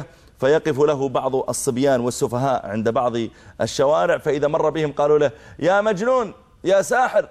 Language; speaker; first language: Arabic; native; Arabic